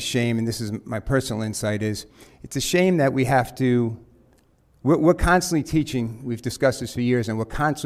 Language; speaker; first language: English; native; English